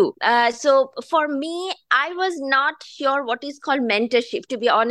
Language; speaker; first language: English; non-native, local second language; Bangla